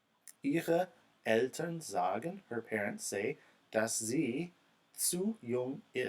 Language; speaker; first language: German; non-native, fluent; English